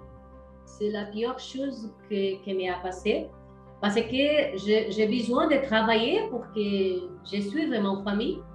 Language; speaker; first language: French; non-native, learner; Portuguese